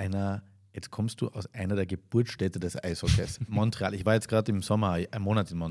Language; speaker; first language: German; native; German